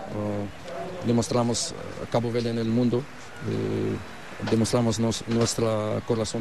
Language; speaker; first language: Spanish; non-native, learner; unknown